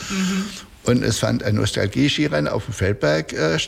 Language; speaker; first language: German; native; German